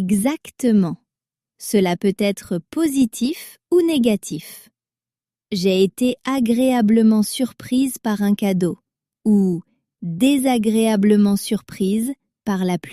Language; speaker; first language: French; native; French